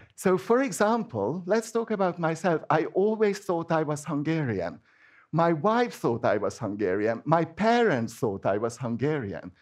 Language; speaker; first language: English; non-native, fluent; Hungarian